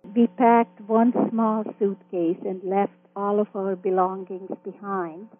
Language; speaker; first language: English; early bilingual, other home language; Hungarian